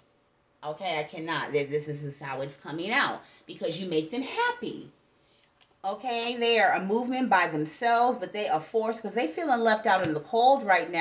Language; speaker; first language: English; native; English